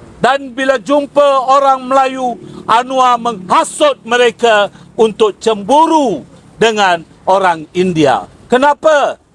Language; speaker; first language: Malay; non-native, local second language; Tamil